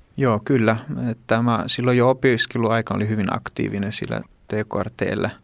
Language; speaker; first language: Finnish; early bilingual, heritage; Greek